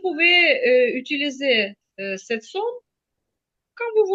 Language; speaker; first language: French; non-native, fluent; Ukrainian